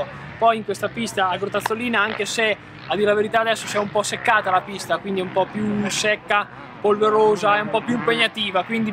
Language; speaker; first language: Italian; native; Italian